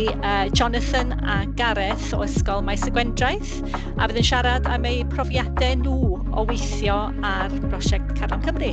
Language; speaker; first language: Welsh; native; Welsh